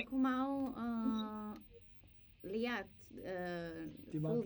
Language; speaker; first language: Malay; non-native, learner; English